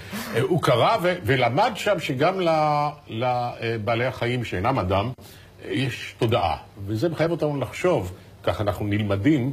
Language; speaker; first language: Hebrew; native; Hebrew